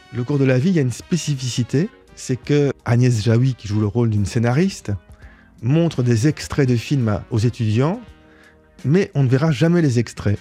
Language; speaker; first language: French; native; French